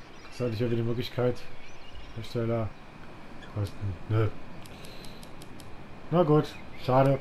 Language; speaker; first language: German; native; German